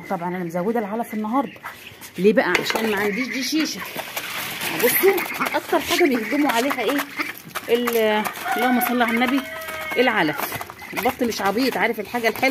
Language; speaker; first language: Arabic; native; Arabic